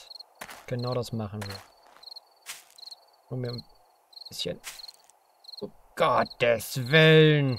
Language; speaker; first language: German; native; German